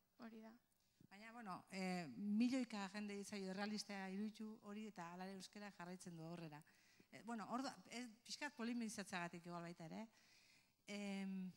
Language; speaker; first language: Basque; native; Basque